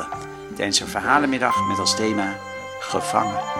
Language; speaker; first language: Dutch; native; Dutch